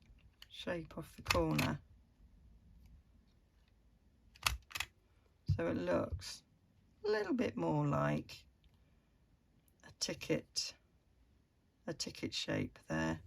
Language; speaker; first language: English; native; English